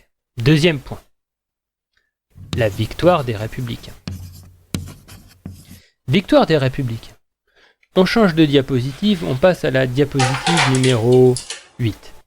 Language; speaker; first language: French; native; French